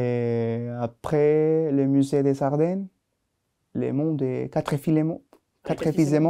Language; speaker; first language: French; non-native, learner; Spanish